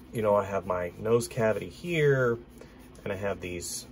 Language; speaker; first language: English; native; English